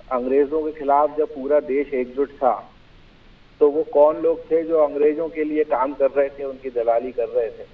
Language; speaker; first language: Hindi; native; Hindi